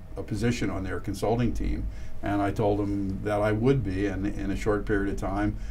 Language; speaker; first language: English; native; English